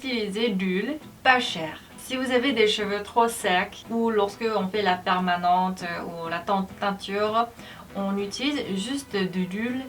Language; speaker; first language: French; non-native, learner; Korean